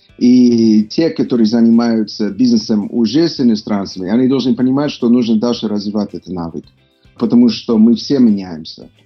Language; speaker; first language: Russian; non-native, fluent; English